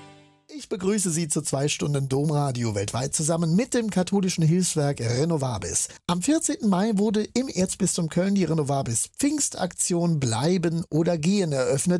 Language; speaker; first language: German; native; German